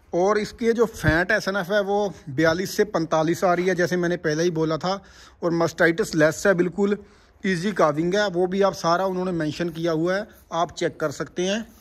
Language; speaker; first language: Hindi; non-native, local second language; Punjabi